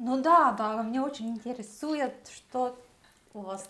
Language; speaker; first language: Russian; non-native, learner; Estonian